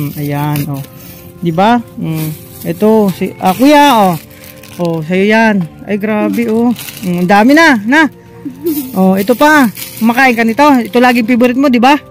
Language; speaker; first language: Filipino; non-native, local second language; Bikol